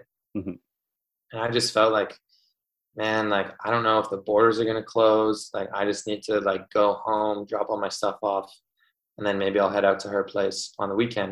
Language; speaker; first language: English; native; English